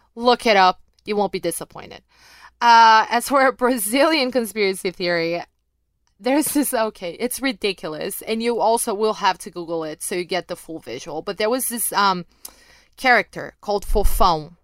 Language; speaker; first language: English; non-native, fluent; Portuguese